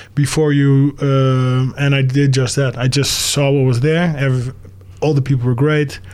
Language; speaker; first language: English; early bilingual, other home language; Dutch